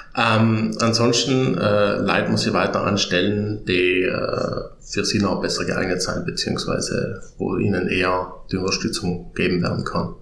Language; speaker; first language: German; native; German